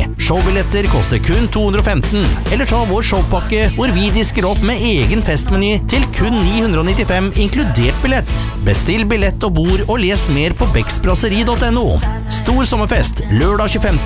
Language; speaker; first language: Norwegian; native; Norwegian